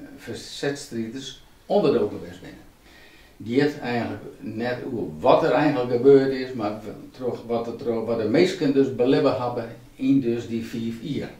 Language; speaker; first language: Dutch; non-native, local second language; Western Frisian